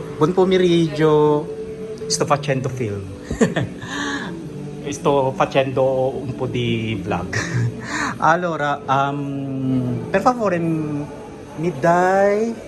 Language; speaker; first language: Italian; non-native, learner; Filipino